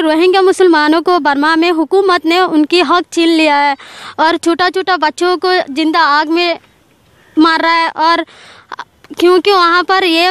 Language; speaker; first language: Hindi; non-native, learner; Rohingya